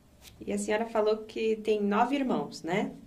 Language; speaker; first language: Portuguese; native; Portuguese